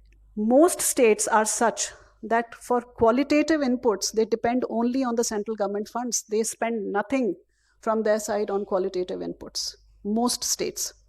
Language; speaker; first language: English; non-native, local second language; Hindi